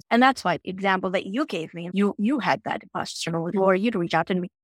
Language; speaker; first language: English; non-native, local second language; Gujarati